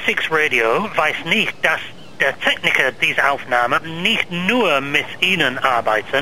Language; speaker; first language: German; non-native, learner; English